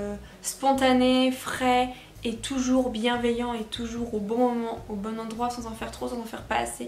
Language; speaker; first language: French; native; French